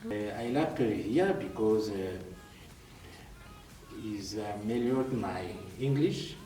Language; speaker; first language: English; non-native, learner; French